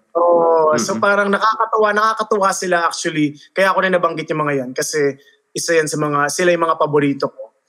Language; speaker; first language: Filipino; early bilingual, heritage; Filipino